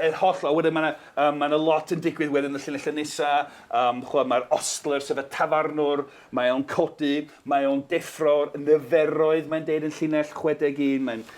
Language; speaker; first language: Welsh; non-native, fluent; English